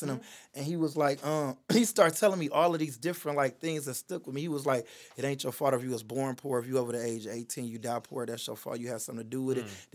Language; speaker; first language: English; native; English